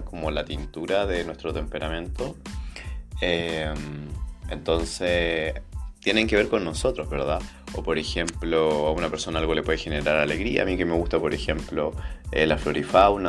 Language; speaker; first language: Spanish; native; Spanish